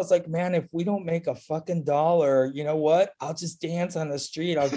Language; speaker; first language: English; native; English